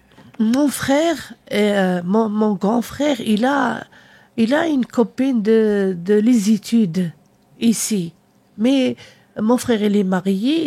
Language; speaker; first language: French; non-native, learner; Arabic